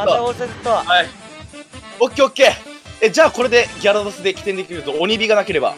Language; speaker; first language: Japanese; native; Japanese